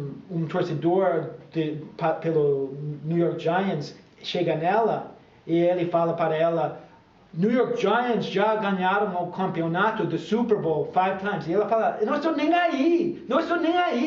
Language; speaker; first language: Portuguese; non-native, fluent; English